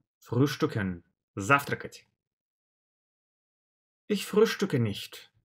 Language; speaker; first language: German; non-native, fluent; Russian